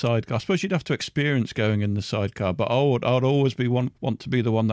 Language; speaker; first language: English; native; English